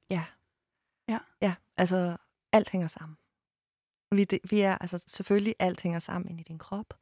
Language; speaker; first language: Danish; early bilingual, other home language; Persian